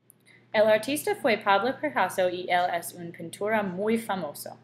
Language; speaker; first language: Spanish; non-native, learner; English